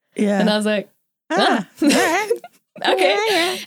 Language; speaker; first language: English; native; English